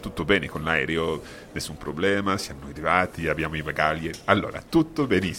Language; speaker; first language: Italian; non-native, fluent; English